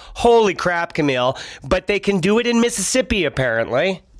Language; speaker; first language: English; native; English